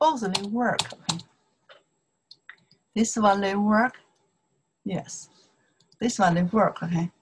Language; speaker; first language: English; non-native, learner; Chinese